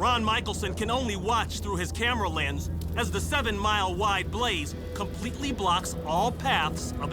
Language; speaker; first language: English; native; English